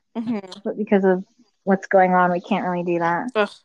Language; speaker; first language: English; native; English